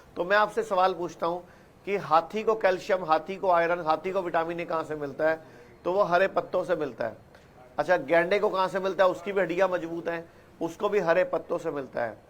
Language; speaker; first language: Hindi; native; Hindi